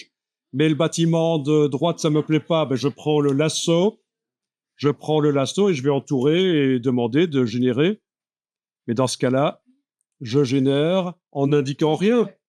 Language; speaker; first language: French; native; French